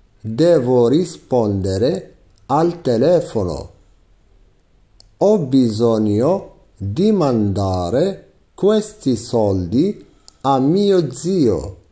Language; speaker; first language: Italian; non-native, fluent; Arabic